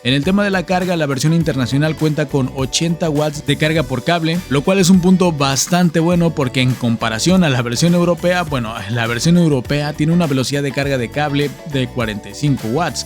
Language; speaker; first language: Spanish; native; Spanish